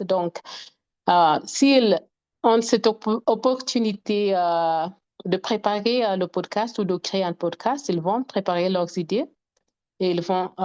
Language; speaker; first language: French; non-native, fluent; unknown